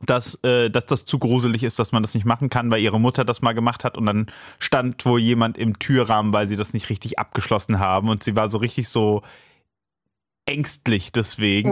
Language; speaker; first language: German; native; German